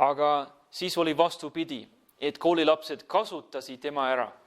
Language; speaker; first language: Estonian; non-native, fluent; English